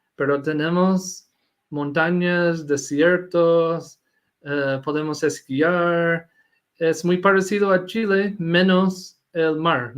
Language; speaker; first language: Spanish; non-native, fluent; English